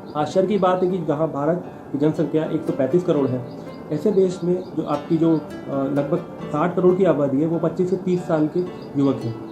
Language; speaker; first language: Hindi; non-native, local second language; Marathi